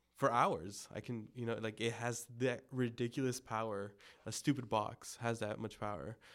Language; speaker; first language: English; early bilingual, other home language; Spanish